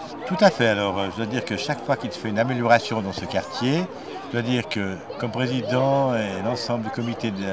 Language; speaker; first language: French; native; French